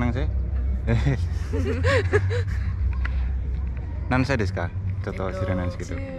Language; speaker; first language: Japanese; non-native, fluent; Indonesian